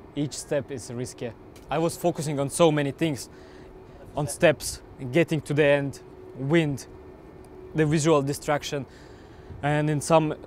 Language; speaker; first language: English; non-native, fluent; Estonian